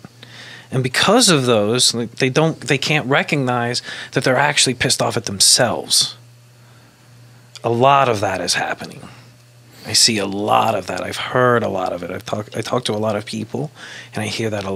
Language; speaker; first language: English; native; English